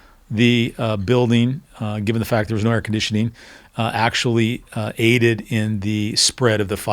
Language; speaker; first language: English; native; English